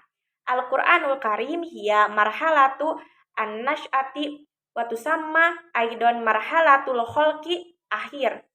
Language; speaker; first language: Arabic; non-native, learner; Indonesian